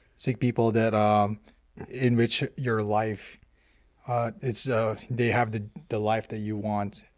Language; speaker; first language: English; early bilingual, other home language; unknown